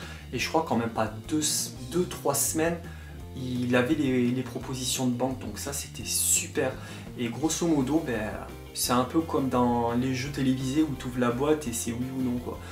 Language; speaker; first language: French; native; French